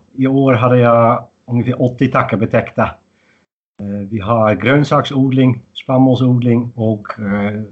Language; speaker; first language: Swedish; non-native, fluent; Dutch